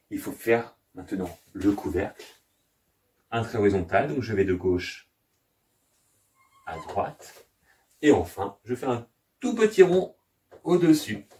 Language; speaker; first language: French; native; French